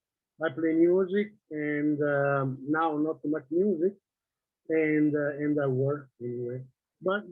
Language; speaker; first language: English; non-native, learner; Italian